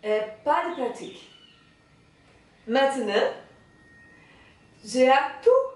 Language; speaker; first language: French; non-native, learner; Portuguese